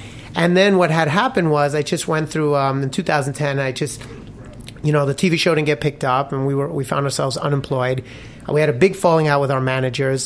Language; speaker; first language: English; native; English